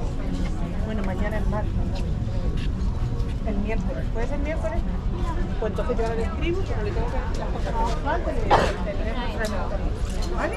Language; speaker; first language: Spanish; native; Spanish